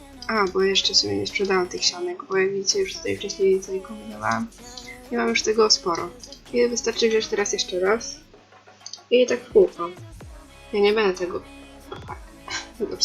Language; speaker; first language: Polish; native; Polish